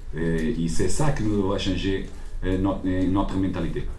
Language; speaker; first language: French; non-native, learner; Portuguese